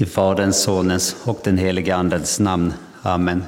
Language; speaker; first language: Swedish; non-native, local second language; Finnish